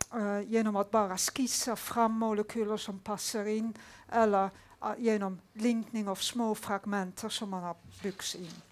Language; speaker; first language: Swedish; non-native, fluent; Dutch